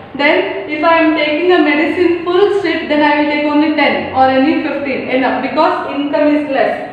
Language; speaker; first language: English; non-native, local second language; Kannada